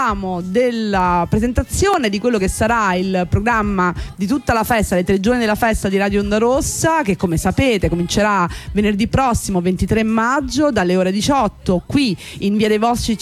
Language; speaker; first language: Italian; native; Italian